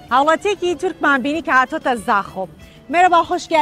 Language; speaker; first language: Turkish; non-native, learner; Kurdish